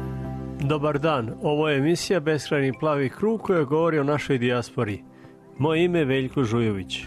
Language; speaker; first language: Serbian; native; Serbian